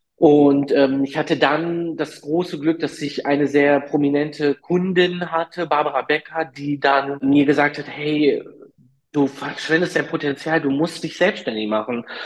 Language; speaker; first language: German; early bilingual, other home language; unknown